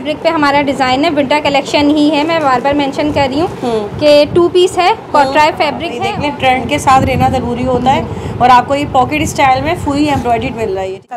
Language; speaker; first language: Urdu; native; Urdu